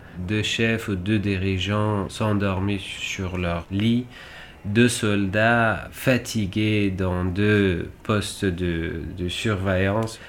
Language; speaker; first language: French; non-native, fluent; Persian